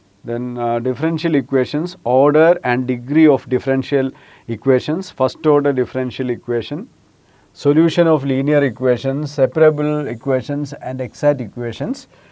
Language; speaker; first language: English; non-native, local second language; Malayalam